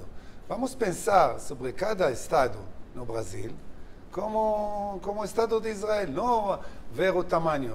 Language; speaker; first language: Portuguese; non-native, learner; Hebrew